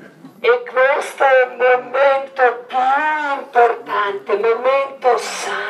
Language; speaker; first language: Italian; non-native, learner; Croatian